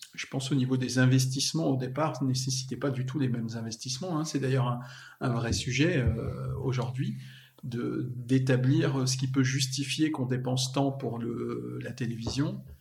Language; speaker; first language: French; native; French